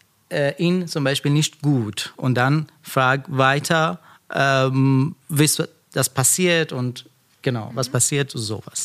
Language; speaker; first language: German; non-native, learner; Persian